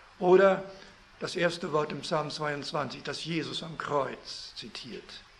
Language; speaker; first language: German; early bilingual, heritage; German